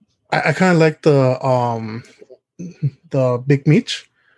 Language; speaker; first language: English; early bilingual, other home language; Spanish